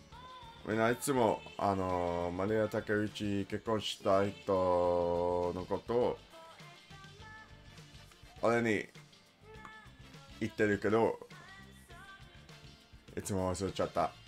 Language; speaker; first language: Japanese; non-native, learner; English